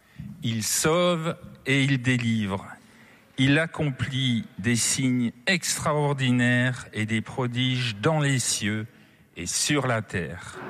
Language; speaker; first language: French; native; French